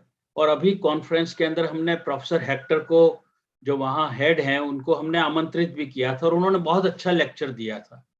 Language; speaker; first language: Hindi; native; Hindi